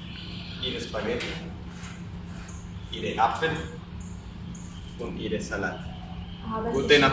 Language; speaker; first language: German; non-native, learner; Spanish